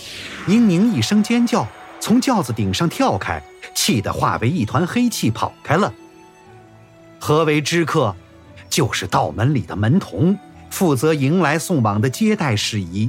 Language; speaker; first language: Chinese; native; Chinese